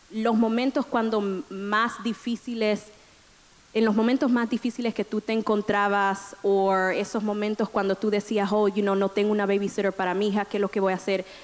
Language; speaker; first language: Spanish; early bilingual, heritage; Spanish